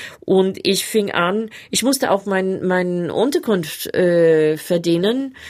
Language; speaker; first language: German; non-native, fluent; English